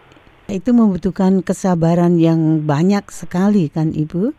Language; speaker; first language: Indonesian; native; Indonesian